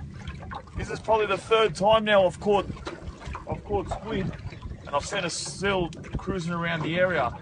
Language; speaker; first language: English; native; English